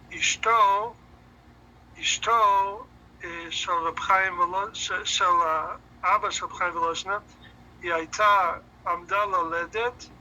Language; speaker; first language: Hebrew; non-native, fluent; English